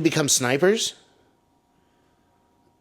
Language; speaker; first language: English; native; English